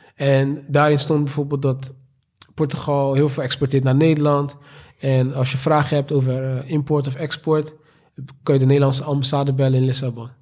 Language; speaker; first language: Dutch; native; Dutch